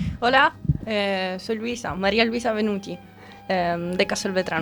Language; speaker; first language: Spanish; non-native, learner; Italian